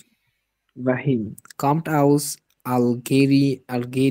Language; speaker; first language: German; non-native, learner; Bangla